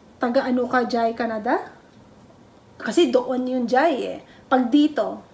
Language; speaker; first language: Filipino; native; Filipino